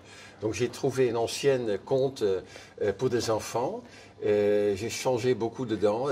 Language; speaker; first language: French; non-native, fluent; Dutch